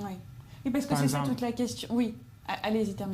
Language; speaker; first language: French; native; French